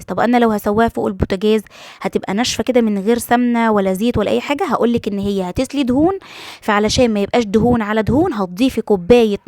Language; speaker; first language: Arabic; native; Arabic